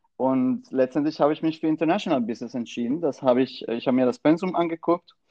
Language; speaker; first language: German; non-native, fluent; Spanish